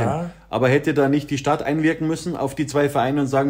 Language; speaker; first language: German; native; German